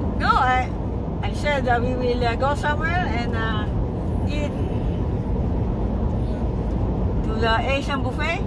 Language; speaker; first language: English; non-native, learner; Filipino